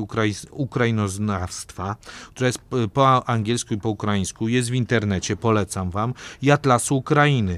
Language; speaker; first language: Polish; native; Polish